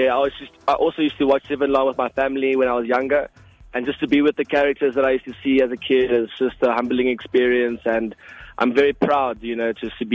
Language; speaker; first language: English; non-native, local second language; Afrikaans